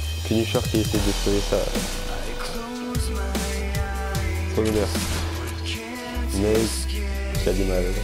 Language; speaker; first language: French; native; French